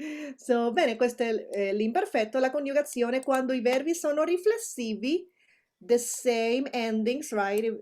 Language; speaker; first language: Italian; non-native, fluent; Spanish